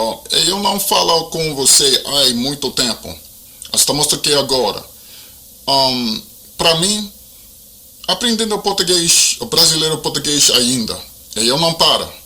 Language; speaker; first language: Portuguese; non-native, learner; English